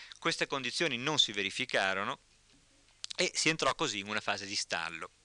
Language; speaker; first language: Italian; native; Italian